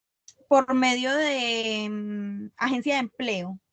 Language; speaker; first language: Spanish; native; Spanish